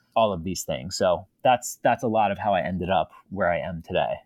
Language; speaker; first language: English; native; English